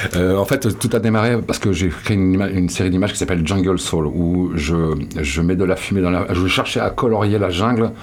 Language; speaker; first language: French; native; French